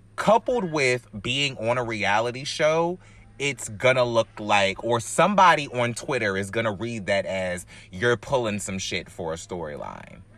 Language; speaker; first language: English; native; English